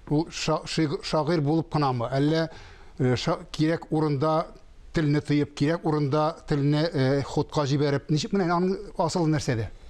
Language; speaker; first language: Tatar; native; Tatar